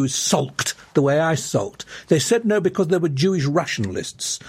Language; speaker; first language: English; early bilingual, other home language; Lithuanian